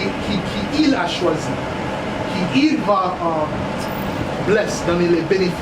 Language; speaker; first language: French; non-native, learner; English